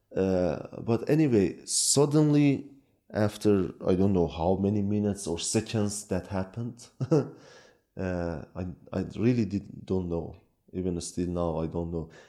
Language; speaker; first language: English; non-native, fluent; Kurdish